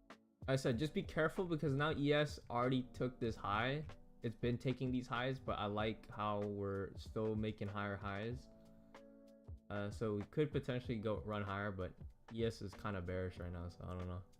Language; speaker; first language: English; native; English